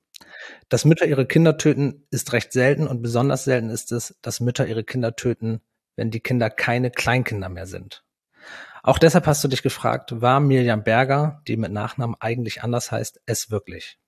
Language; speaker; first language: German; native; German